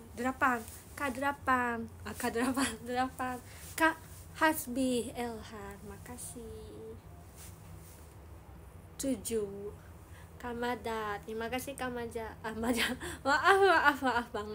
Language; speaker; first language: Indonesian; non-native, learner; Japanese